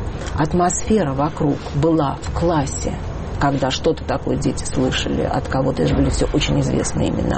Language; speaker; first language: Russian; native; Russian